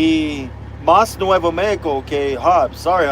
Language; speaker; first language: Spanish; non-native, learner; English